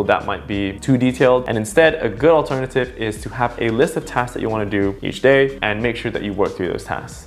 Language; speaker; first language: English; native; English